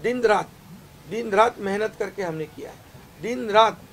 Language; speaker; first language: Hindi; non-native, local second language; Marathi